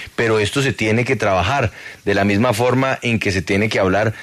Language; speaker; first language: Spanish; native; Spanish